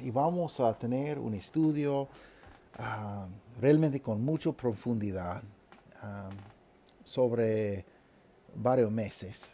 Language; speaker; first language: Spanish; non-native, fluent; English